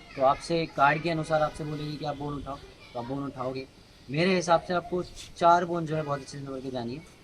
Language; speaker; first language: Hindi; native; Hindi